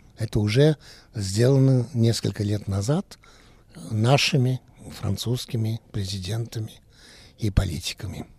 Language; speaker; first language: Russian; early bilingual, heritage; Russian